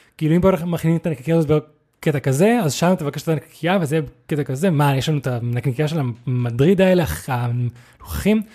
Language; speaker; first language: Hebrew; native; Hebrew